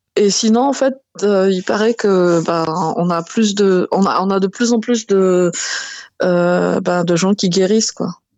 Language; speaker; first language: French; non-native, local second language; Malagasy